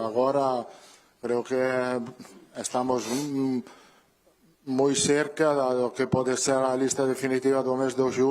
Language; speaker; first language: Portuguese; non-native, learner; Italian